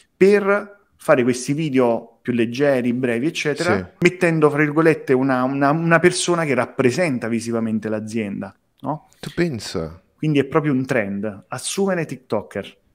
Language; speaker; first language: Italian; native; Italian